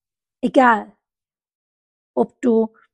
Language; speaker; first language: German; non-native, fluent; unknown